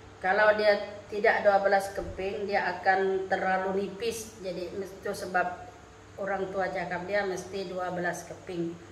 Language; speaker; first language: Malay; non-native, local second language; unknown